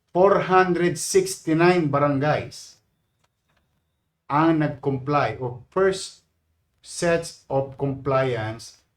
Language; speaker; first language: Filipino; native; Filipino